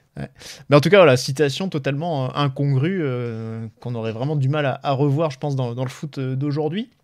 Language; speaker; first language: French; native; French